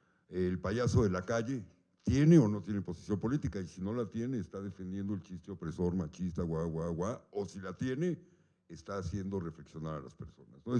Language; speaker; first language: Spanish; native; Spanish